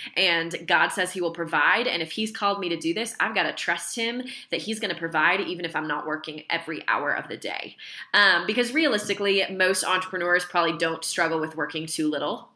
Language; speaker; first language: English; native; English